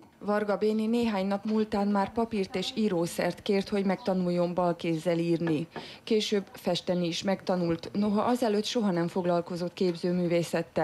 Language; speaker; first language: Hungarian; native; Hungarian